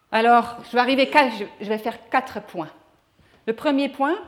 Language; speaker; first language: French; non-native, fluent; Dutch